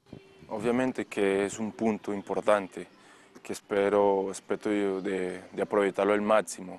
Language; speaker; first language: Italian; non-native, learner; Spanish